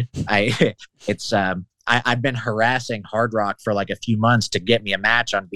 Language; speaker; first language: English; native; English